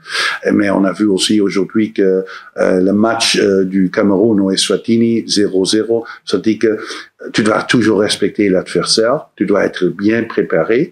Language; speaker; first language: French; non-native, learner; Dutch